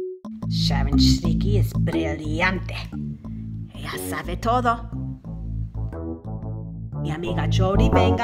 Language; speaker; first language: Spanish; non-native, learner; English